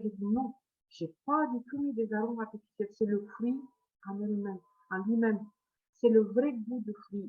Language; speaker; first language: French; non-native, fluent; Romanian